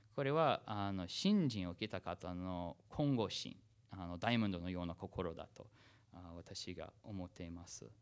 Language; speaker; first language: Japanese; non-native, fluent; English